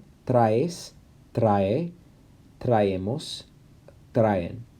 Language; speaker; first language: Spanish; non-native, fluent; English